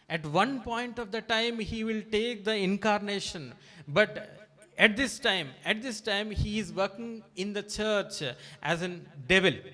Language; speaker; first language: English; non-native, local second language; Telugu